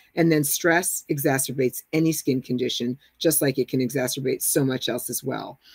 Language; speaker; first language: English; native; English